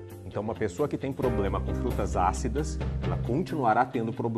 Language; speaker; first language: Portuguese; native; Portuguese